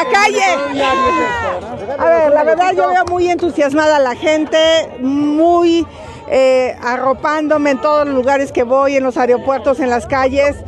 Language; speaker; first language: Spanish; native; Spanish